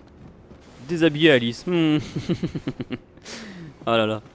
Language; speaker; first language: French; native; French